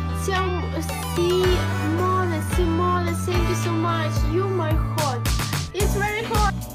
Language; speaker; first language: English; non-native, learner; Russian